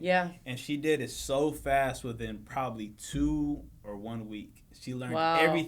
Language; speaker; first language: English; native; English